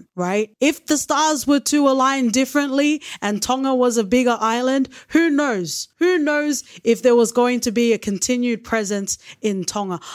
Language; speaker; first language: English; native; English